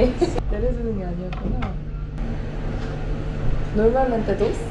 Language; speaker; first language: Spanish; non-native, learner; Korean